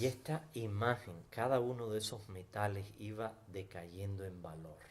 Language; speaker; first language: Spanish; native; Spanish